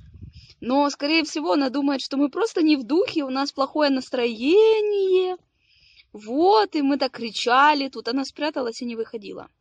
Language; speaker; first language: Russian; native; Russian